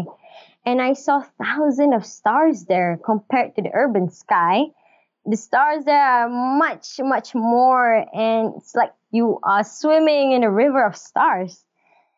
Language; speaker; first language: English; non-native, local second language; Malay